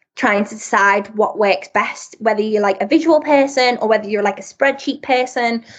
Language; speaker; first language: English; native; English